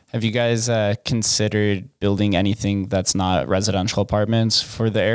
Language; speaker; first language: English; native; English